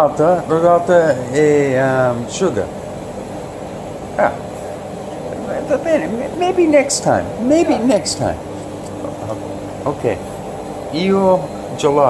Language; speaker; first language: Italian; non-native, learner; English